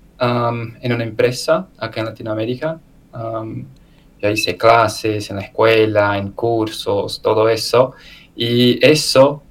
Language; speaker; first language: Spanish; non-native, learner; Portuguese